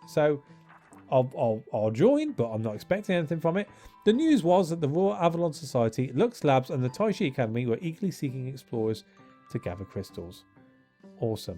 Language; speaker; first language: English; native; English